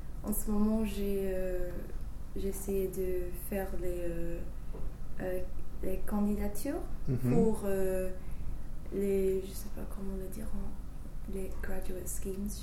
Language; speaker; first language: French; non-native, fluent; English